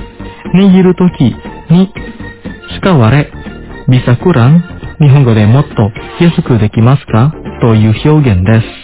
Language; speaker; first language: Japanese; non-native, fluent; Indonesian